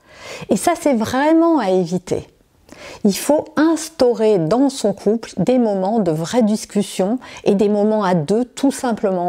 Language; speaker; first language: French; native; French